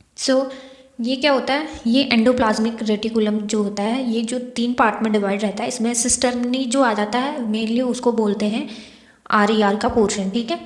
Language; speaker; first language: Hindi; native; Hindi